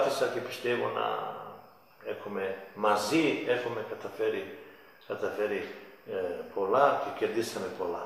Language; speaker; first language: Greek; non-native, fluent; Serbian